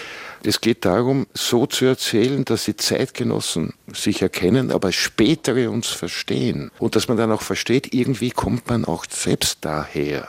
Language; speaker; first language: German; native; German